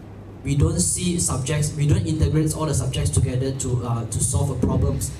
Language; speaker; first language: English; non-native, local second language; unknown